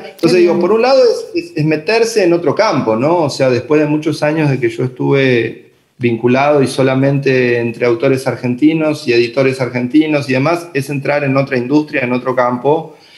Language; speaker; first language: Spanish; native; Spanish